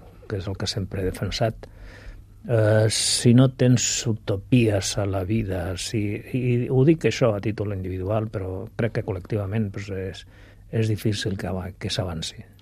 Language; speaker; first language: Catalan; non-native, local second language; Spanish